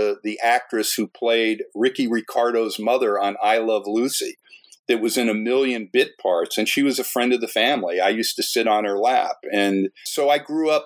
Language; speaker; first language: English; native; English